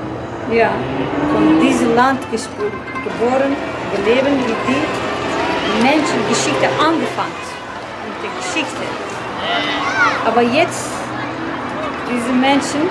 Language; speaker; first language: German; non-native, learner; Kurdish